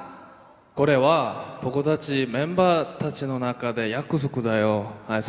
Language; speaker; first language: Japanese; non-native, learner; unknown